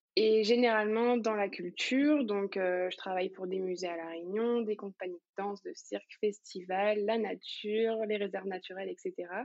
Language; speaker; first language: French; native; French